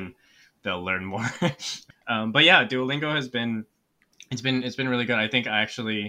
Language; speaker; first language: English; native; English